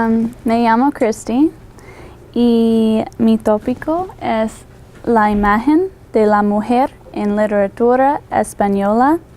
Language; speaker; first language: Spanish; non-native, learner; English